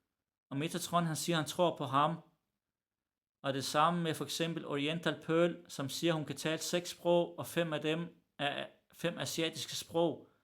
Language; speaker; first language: Danish; early bilingual, other home language; Arabic